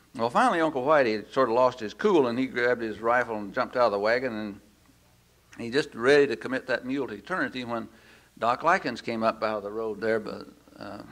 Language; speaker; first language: English; native; English